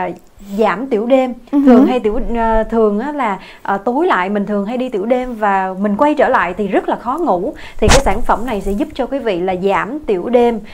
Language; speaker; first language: Vietnamese; native; Vietnamese